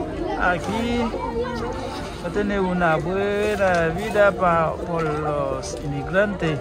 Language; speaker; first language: Spanish; non-native, learner; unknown